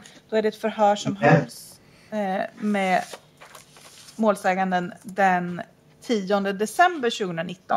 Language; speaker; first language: Swedish; native; Swedish